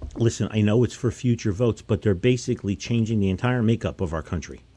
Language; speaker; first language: English; native; English